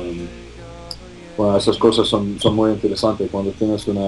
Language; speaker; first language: Spanish; non-native, fluent; English